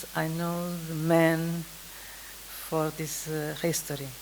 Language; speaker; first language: English; non-native, learner; Kabuverdianu